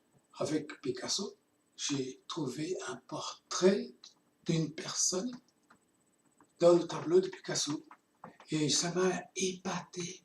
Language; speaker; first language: French; non-native, fluent; Portuguese